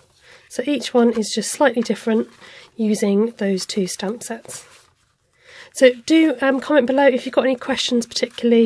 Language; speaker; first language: English; native; English